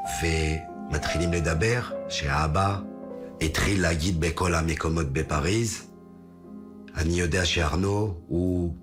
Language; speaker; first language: Hebrew; non-native, fluent; French